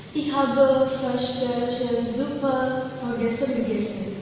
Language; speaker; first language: German; non-native, learner; Indonesian